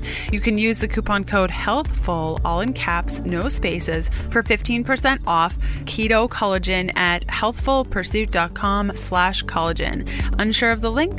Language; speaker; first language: English; native; English